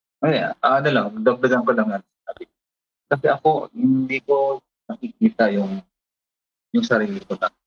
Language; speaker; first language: Filipino; native; Filipino